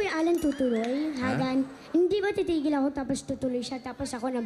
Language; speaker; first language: Filipino; early bilingual, heritage; Filipino